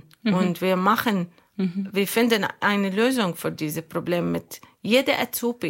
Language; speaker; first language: German; non-native, learner; Arabic